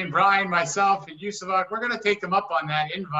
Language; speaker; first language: English; native; English